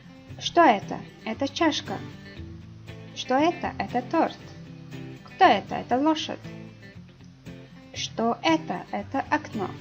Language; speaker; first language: Russian; non-native, learner; Mongolian